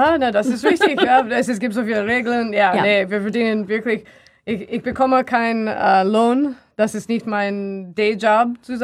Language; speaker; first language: German; non-native, learner; English